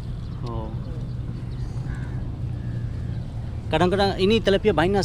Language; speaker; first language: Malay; non-native, learner; Bangla